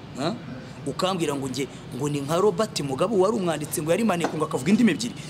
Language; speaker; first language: Kinyarwanda; native; Kinyarwanda